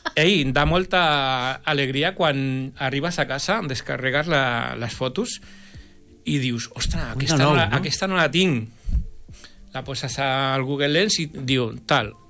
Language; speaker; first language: Catalan; non-native, local second language; Spanish